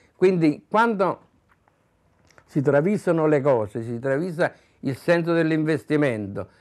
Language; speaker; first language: Italian; native; Italian